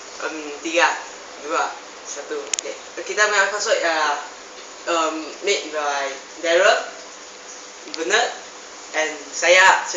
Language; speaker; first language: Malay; non-native, local second language; Chinese